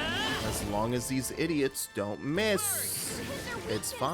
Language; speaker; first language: English; native; English